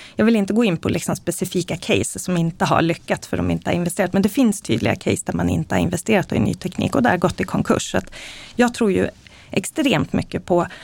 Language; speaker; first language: Swedish; native; Swedish